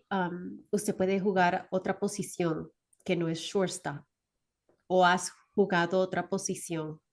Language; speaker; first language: Spanish; early bilingual, heritage; Spanish